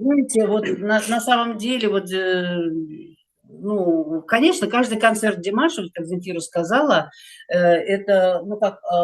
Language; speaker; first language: Russian; native; Russian